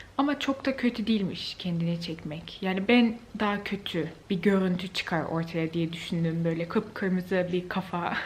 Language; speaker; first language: Turkish; native; Turkish